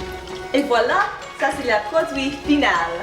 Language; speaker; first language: French; non-native, learner; English